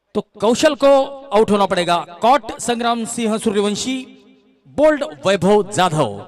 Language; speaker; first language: Hindi; non-native, local second language; Marathi